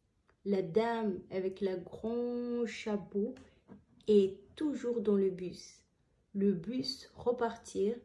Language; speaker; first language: French; non-native, learner; Somali